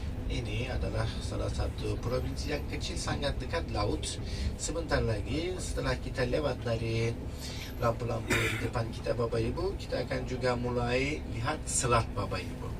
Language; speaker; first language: Indonesian; non-native, fluent; Turkish